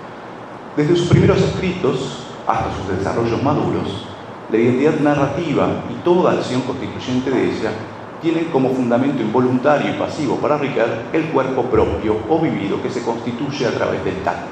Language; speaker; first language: Spanish; native; Spanish